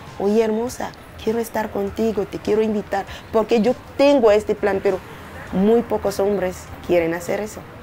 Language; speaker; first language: Spanish; non-native, fluent; French